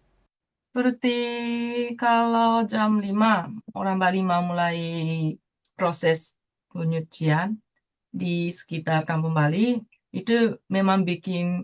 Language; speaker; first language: Indonesian; non-native, fluent; Japanese